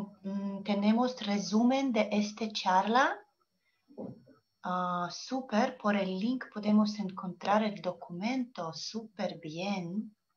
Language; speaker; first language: Spanish; non-native, learner; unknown